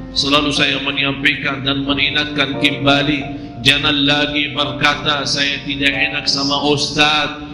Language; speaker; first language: Indonesian; non-native, fluent; Arabic